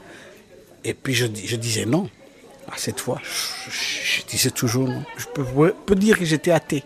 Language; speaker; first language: French; non-native, local second language; Kinyarwanda